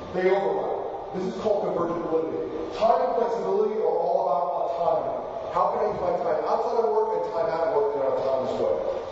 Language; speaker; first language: English; non-native, fluent; Spanish